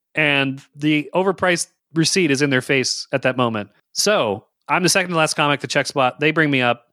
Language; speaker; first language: English; native; English